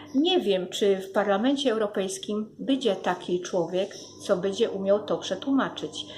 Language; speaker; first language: Polish; native; Polish